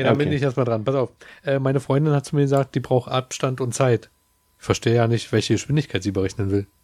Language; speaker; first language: German; native; German